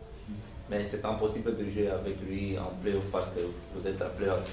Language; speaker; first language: French; non-native, learner; Romanian